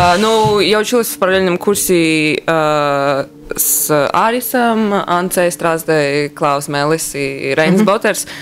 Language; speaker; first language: Russian; native; Russian